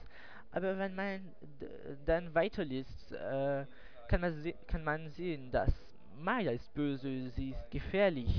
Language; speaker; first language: German; non-native, learner; French